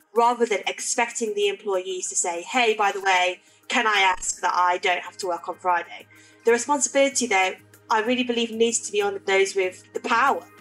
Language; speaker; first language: English; native; English